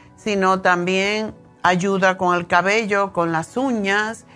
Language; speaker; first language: Spanish; native; Spanish